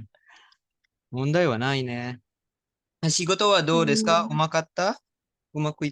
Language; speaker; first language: Japanese; non-native, fluent; Indonesian